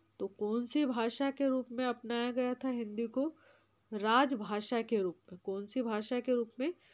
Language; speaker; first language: Hindi; native; Hindi